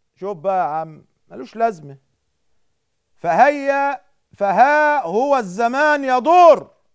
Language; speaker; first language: Arabic; native; Arabic